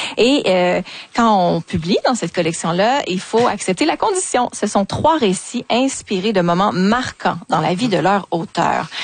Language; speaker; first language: French; native; French